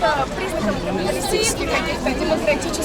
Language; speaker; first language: Russian; native; Russian